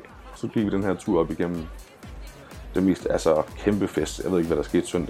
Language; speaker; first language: Danish; native; Danish